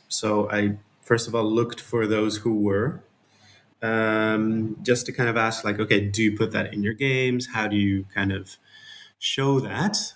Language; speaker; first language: English; non-native, fluent; Dutch